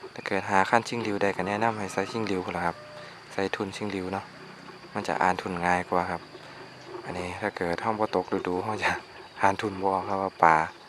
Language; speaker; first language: Thai; native; Thai